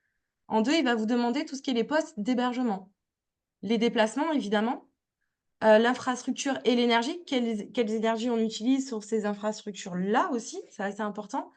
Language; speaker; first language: French; native; French